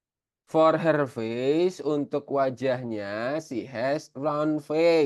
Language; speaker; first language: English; non-native, fluent; Indonesian